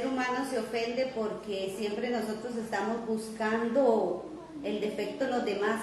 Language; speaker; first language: Spanish; native; Spanish